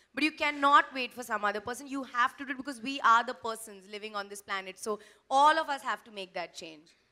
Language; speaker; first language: English; non-native, local second language; Hindi